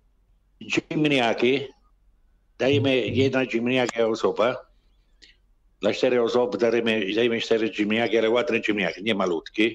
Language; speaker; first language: Polish; non-native, learner; Italian